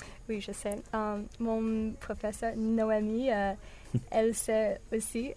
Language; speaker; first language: French; non-native, learner; English